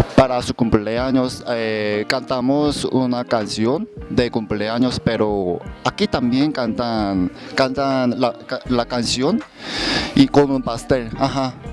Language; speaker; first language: Spanish; non-native, learner; Korean